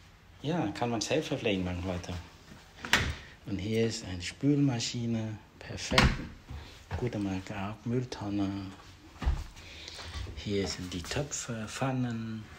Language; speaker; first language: German; non-native, fluent; Vietnamese